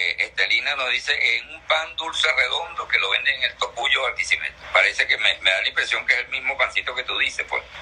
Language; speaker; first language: Spanish; native; Spanish